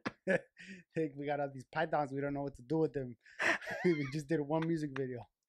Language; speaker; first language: English; early bilingual, other home language; Spanish